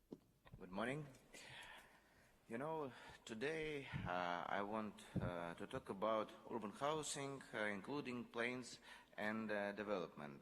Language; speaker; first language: English; non-native, learner; Russian